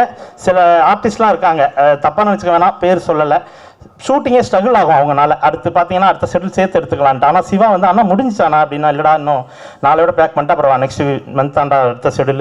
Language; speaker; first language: Tamil; native; Tamil